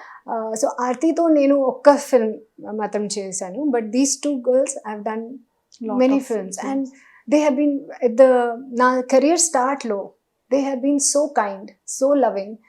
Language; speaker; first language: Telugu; non-native, learner; Hindi